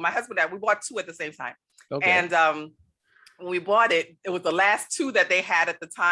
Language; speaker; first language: English; native; English